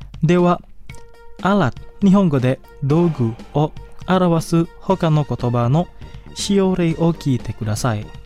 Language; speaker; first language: Japanese; non-native, fluent; Indonesian